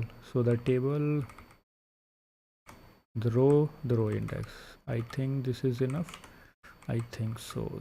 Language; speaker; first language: English; non-native, local second language; Hindi